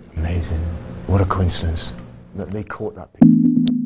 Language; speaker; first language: English; native; English